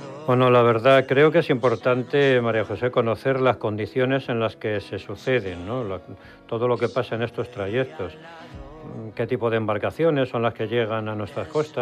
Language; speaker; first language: Spanish; native; Spanish